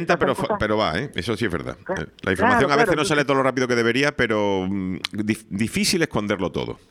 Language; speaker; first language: Spanish; native; Spanish